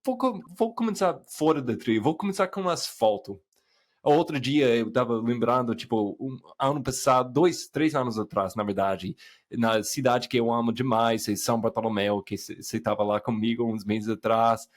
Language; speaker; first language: Portuguese; non-native, fluent; English